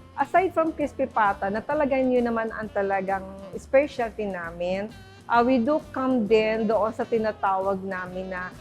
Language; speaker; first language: Filipino; native; Filipino